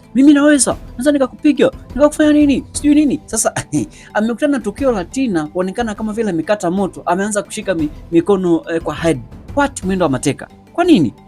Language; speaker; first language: Swahili; native; Swahili